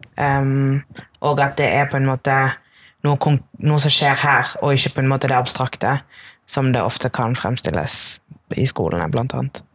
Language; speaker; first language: Norwegian; early bilingual, other home language; Tamil